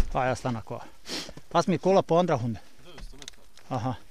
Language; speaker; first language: Swedish; non-native, learner; Bosnian